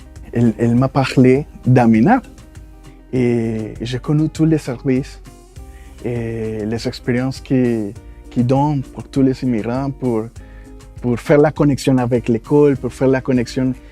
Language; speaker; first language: French; non-native, fluent; Spanish